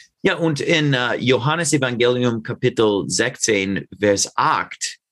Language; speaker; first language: German; non-native, learner; English